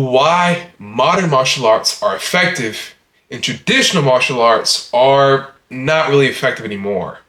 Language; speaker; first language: English; native; English